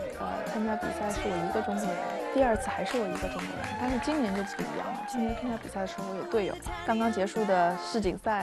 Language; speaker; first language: Chinese; native; Chinese